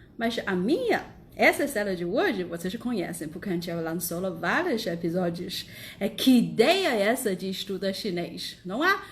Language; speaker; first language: Portuguese; non-native, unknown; Chinese